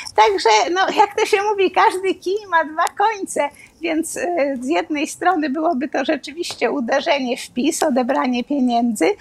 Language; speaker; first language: Polish; native; Polish